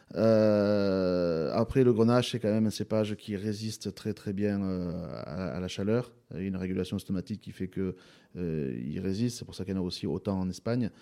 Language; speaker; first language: French; native; French